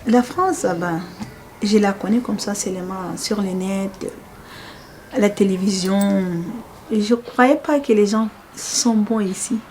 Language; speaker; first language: French; non-native, fluent; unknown